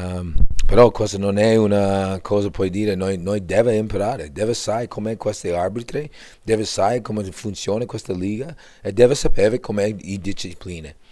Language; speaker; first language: Italian; non-native, learner; English